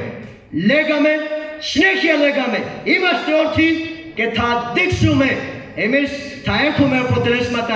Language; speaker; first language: Greek; non-native, learner; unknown